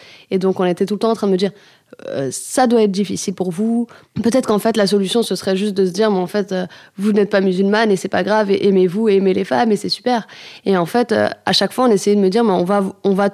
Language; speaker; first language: French; native; French